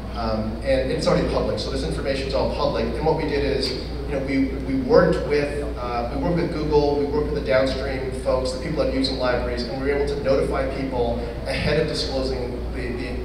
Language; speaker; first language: English; native; English